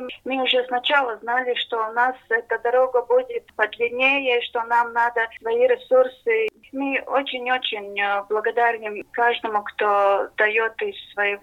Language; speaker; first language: Russian; non-native, local second language; Latvian